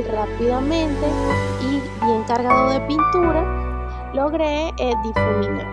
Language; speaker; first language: Spanish; native; Spanish